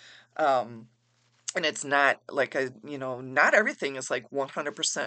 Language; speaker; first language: English; native; English